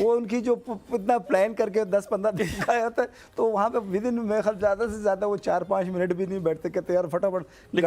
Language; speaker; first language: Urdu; non-native, local second language; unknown